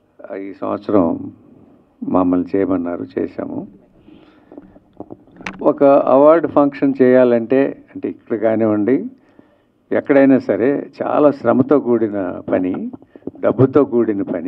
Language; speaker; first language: Telugu; native; Telugu